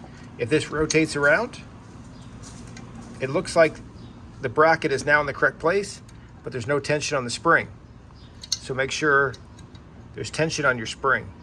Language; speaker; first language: English; native; English